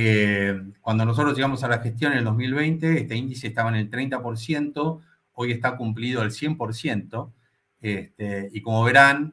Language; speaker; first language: Spanish; native; Spanish